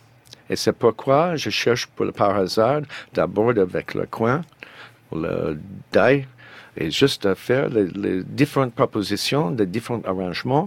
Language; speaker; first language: French; non-native, learner; English